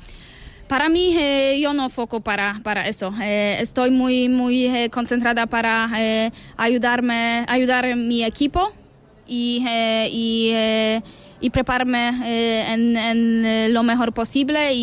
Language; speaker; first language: Spanish; non-native, learner; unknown